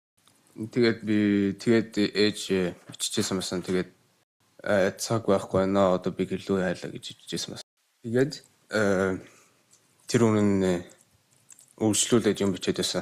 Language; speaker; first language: Mongolian; early bilingual, heritage; Mongolian